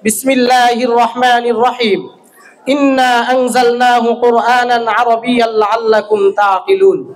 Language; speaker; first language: Arabic; non-native, learner; Bangla